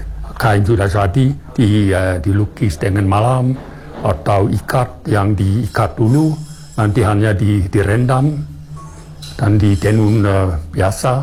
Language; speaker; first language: Indonesian; non-native, fluent; German